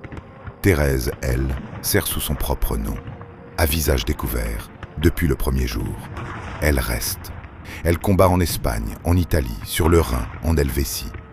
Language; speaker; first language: French; native; French